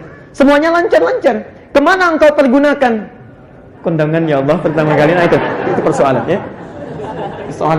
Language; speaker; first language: Indonesian; native; Indonesian